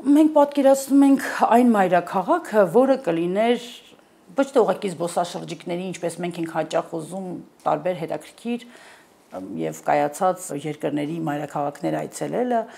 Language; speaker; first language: Armenian; native; Armenian